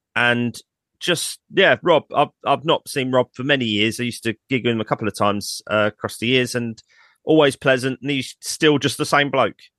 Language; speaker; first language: English; native; English